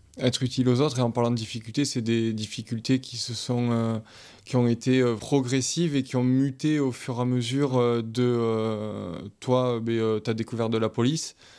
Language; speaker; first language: French; native; French